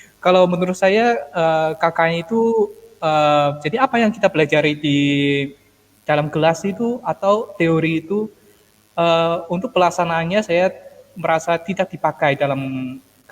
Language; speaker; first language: Indonesian; non-native, fluent; Armenian